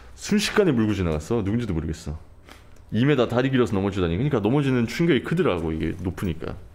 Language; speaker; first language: Korean; non-native, fluent; Portuguese